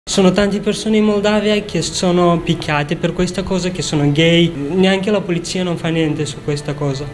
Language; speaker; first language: Italian; non-native, fluent; Romanian